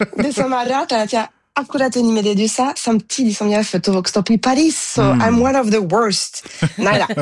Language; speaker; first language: Norwegian; non-native, fluent; French